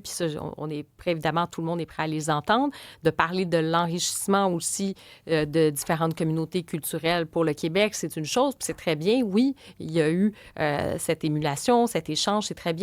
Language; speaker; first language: French; native; French